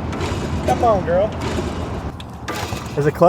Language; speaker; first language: English; native; English